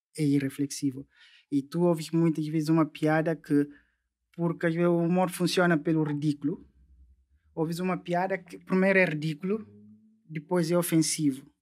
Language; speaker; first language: Portuguese; non-native, local second language; Upper Guinea Crioulo